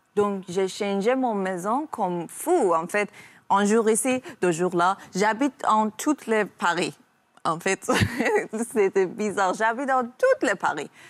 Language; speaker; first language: French; non-native, learner; Persian